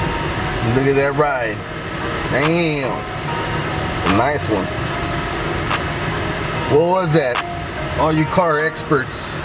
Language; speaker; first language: English; native; English